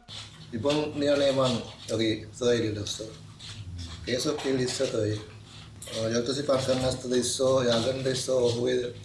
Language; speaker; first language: Korean; non-native, learner; Sinhala